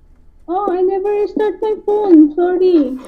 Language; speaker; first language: English; non-native, learner; Filipino